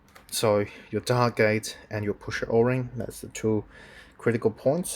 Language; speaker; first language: English; non-native, fluent; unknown